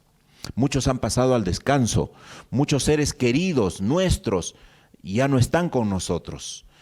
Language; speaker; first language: Spanish; native; Spanish